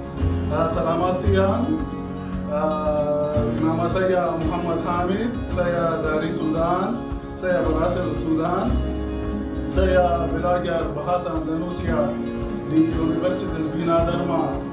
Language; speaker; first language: Indonesian; non-native, learner; Arabic